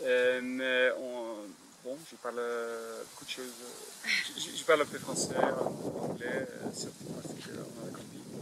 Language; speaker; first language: French; non-native, fluent; Dutch